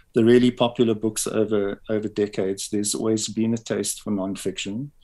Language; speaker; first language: English; native; English